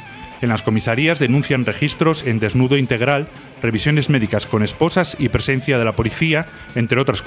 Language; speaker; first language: Spanish; native; Spanish